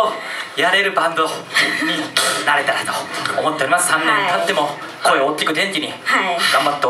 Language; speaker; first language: Japanese; native; Japanese